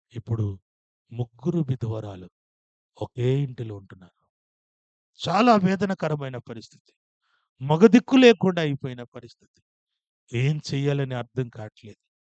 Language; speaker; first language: Telugu; non-native, fluent; Odia